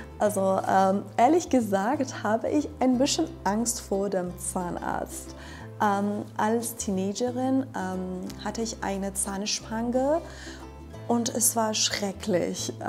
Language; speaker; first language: German; non-native, fluent; Persian